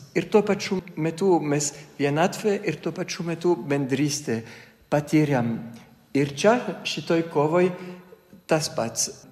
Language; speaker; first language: Lithuanian; non-native, fluent; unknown